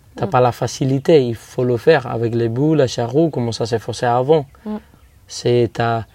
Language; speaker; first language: French; non-native, fluent; Spanish